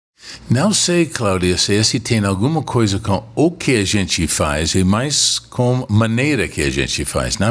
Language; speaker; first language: Portuguese; non-native, fluent; English